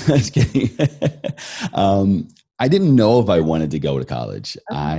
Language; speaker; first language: English; native; English